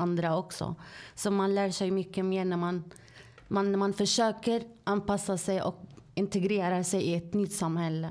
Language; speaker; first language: Swedish; early bilingual, other home language; Arabic